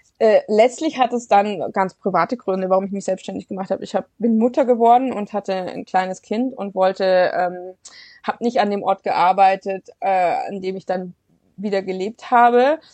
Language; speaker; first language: German; native; German